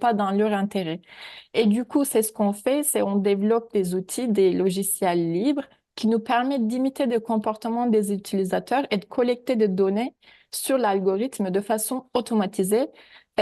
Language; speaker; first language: French; native; French